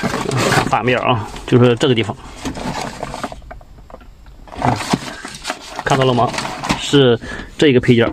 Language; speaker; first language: Chinese; native; Chinese